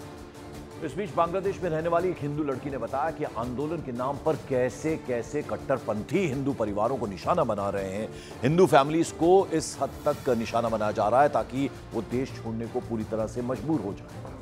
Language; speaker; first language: Hindi; native; Hindi